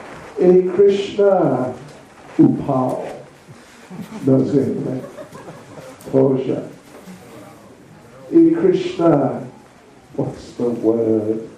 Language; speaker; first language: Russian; non-native, learner; English